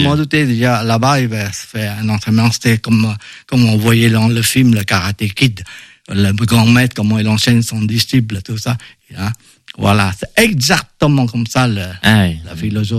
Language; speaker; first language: French; non-native, fluent; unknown